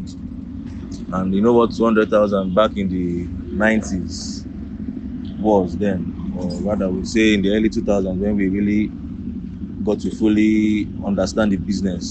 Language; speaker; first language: English; non-native, local second language; Igbo